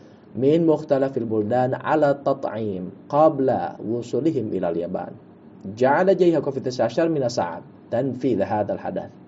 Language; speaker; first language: Arabic; non-native, fluent; Indonesian